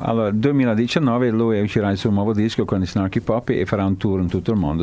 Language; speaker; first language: Italian; non-native, fluent; English